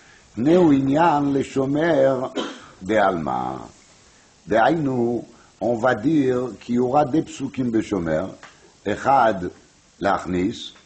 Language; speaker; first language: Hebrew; non-native, fluent; French